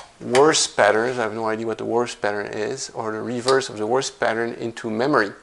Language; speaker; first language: English; non-native, fluent; French